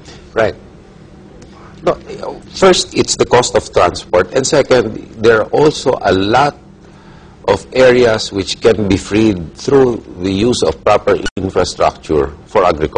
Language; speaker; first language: English; non-native, local second language; Filipino